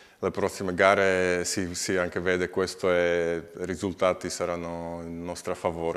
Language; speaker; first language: Italian; non-native, learner; Slovak